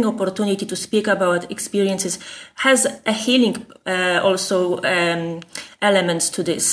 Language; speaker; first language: English; non-native, fluent; Polish